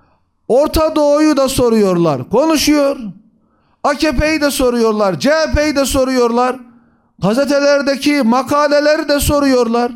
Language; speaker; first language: Turkish; native; Turkish